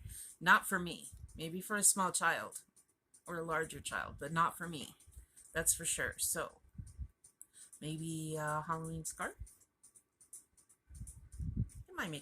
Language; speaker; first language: English; native; English